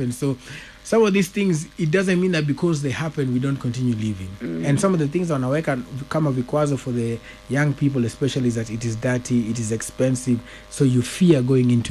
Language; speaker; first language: English; non-native, local second language; Luo (Kenya and Tanzania)